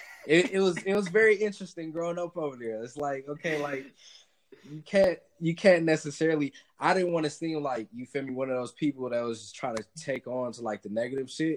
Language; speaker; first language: English; native; English